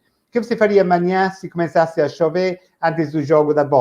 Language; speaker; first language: Portuguese; non-native, fluent; English